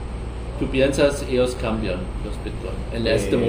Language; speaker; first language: Spanish; non-native, learner; German